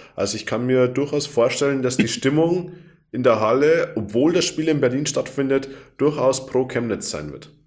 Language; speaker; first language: German; native; German